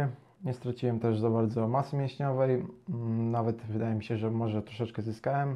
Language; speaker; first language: Polish; native; Polish